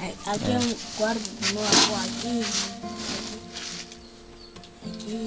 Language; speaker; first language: Portuguese; non-native, local second language; Makhuwa